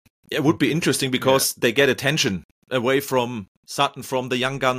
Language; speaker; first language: English; non-native, fluent; German